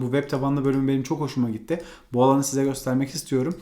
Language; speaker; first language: Turkish; native; Turkish